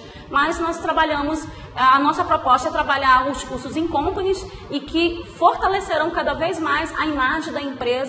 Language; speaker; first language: Portuguese; native; Portuguese